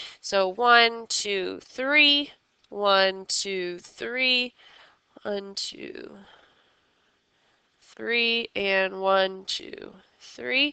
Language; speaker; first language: English; native; English